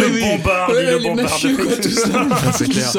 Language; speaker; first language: French; native; French